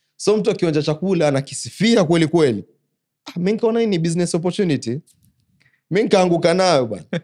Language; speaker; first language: Swahili; native; Swahili